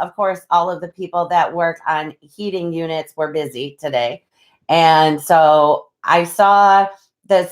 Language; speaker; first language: English; native; English